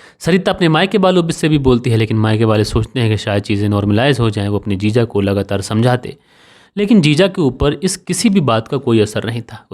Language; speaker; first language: Hindi; native; Hindi